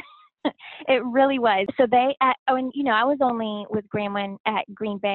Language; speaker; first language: English; native; English